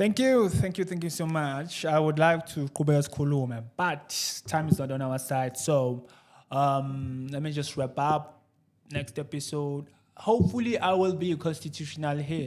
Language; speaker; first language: English; non-native, local second language; Zulu